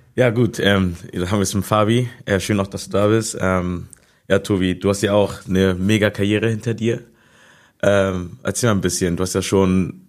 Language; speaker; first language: German; native; German